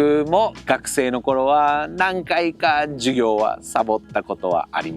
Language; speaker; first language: Japanese; non-native, fluent; English